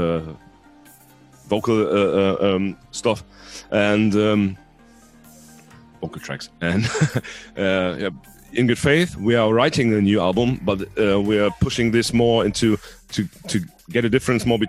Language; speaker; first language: English; non-native, fluent; Hungarian